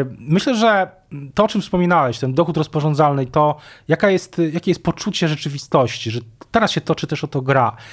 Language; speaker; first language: Polish; native; Polish